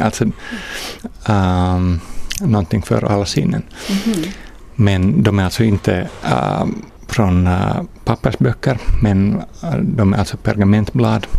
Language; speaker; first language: Swedish; non-native, fluent; Finnish